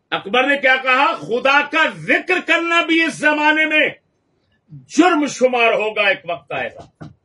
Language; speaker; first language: Urdu; non-native, local second language; Punjabi